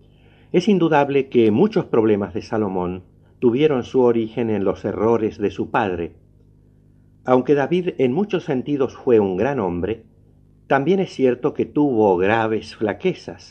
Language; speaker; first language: Spanish; native; Spanish